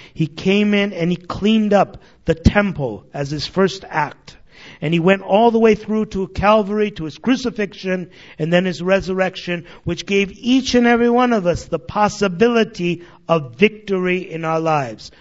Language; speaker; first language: English; early bilingual, other home language; Armenian